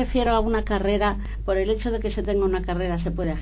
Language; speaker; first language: Spanish; native; Spanish